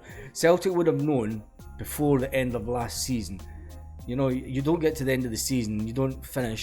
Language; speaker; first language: English; native; English